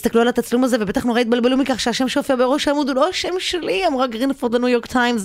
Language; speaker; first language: Hebrew; native; Hebrew